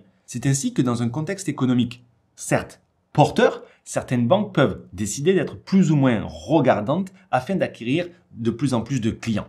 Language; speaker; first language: French; native; French